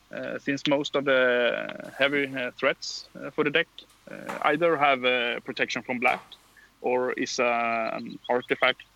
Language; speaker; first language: English; non-native, fluent; Swedish